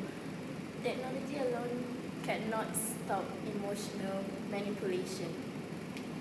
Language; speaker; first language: English; non-native, local second language; Malay